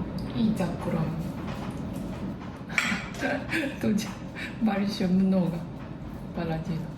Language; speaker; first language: Russian; non-native, learner; Japanese